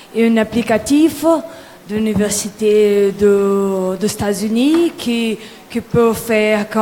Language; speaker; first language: French; non-native, learner; Portuguese